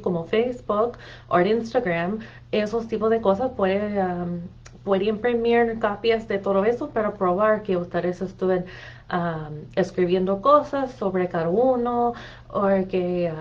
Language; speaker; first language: Spanish; non-native, fluent; English